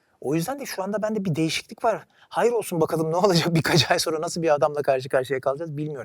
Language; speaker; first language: Turkish; native; Turkish